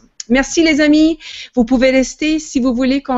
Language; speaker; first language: French; native; French